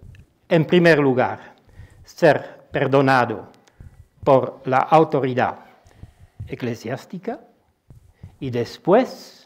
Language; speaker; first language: Spanish; non-native, fluent; Dutch